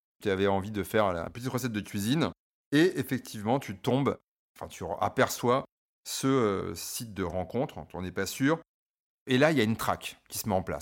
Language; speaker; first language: French; native; French